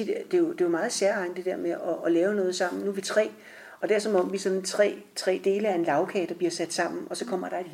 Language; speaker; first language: Danish; native; Danish